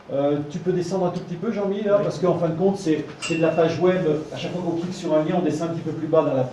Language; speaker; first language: French; native; French